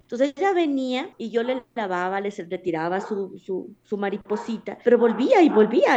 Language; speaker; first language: Spanish; native; Spanish